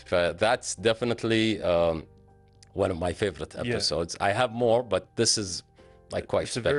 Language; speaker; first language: English; non-native, fluent; Arabic